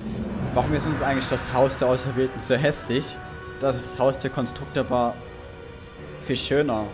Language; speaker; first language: German; native; German